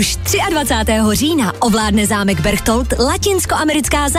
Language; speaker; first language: Czech; native; Czech